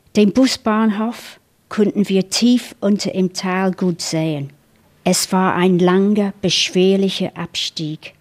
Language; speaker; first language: German; non-native, fluent; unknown